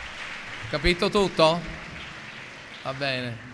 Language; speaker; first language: Italian; non-native, local second language; English